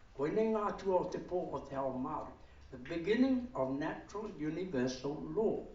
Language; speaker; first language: Māori; native; Māori